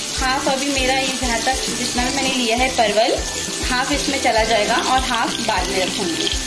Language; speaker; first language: Hindi; non-native, local second language; Bangla